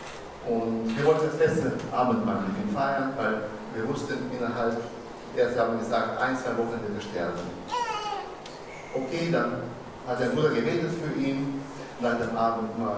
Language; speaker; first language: German; non-native, fluent; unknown